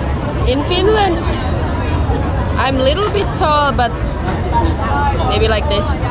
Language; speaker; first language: English; non-native, fluent; Finnish